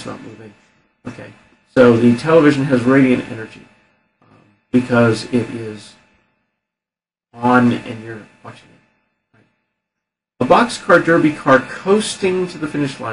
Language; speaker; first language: English; native; English